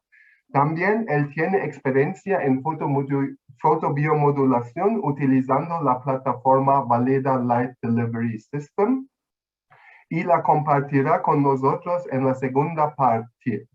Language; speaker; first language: Spanish; non-native, fluent; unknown